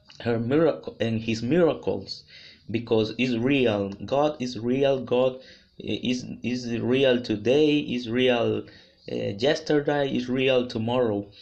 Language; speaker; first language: English; non-native, learner; Spanish